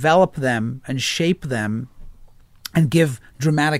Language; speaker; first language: English; native; English